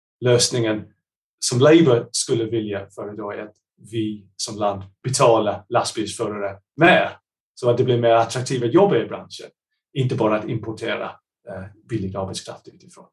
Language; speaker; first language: Swedish; non-native, fluent; English